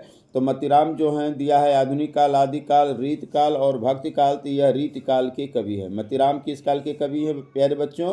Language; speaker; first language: Hindi; native; Hindi